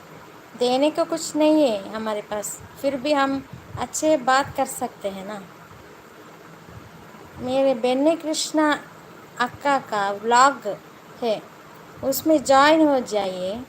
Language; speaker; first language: Hindi; non-native, local second language; Kannada